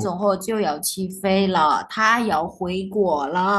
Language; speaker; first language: Chinese; non-native, fluent; Indonesian